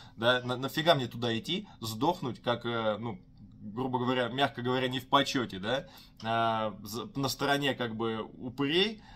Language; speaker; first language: Russian; native; Russian